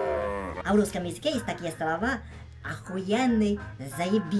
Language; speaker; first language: Russian; non-native, fluent; Chinese